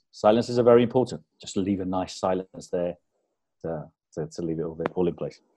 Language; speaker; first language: English; early bilingual, other home language; Spanish